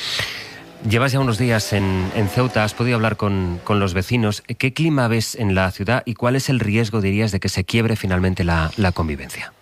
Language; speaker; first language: Spanish; native; Spanish